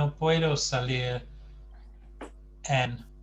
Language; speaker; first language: Spanish; non-native, fluent; English